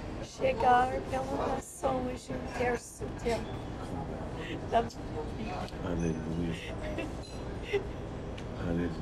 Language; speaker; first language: Portuguese; non-native, learner; English